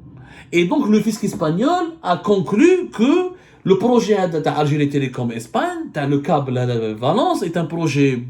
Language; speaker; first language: French; non-native, local second language; Arabic